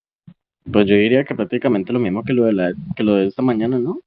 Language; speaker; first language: Spanish; native; Spanish